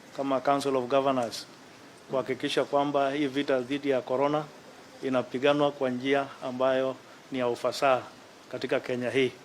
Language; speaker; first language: Swahili; native; Swahili